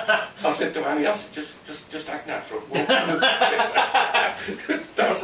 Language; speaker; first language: English; native; English